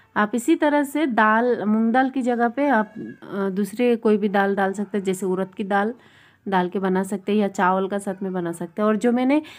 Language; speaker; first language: Hindi; non-native, local second language; Bangla